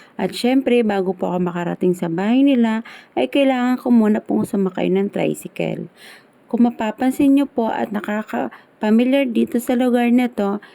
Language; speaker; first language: Filipino; non-native, local second language; Bikol